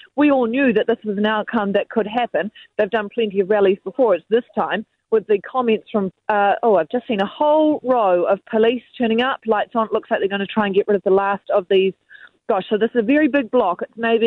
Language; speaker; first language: English; native; English